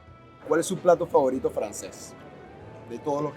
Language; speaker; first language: Spanish; native; Spanish